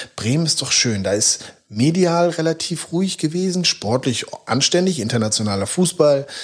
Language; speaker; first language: German; native; German